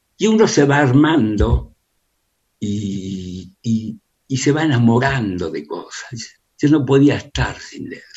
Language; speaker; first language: Spanish; early bilingual, other home language; Russian